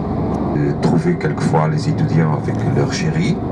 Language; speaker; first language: French; non-native, fluent; Portuguese